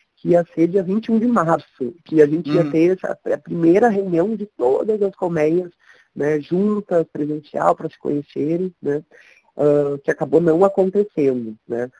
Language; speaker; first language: Portuguese; native; Portuguese